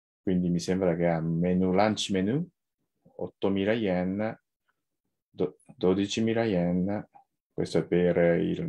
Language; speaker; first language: Italian; non-native, fluent; Japanese